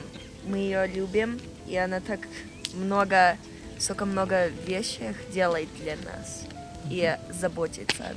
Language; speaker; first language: Russian; early bilingual, heritage; Russian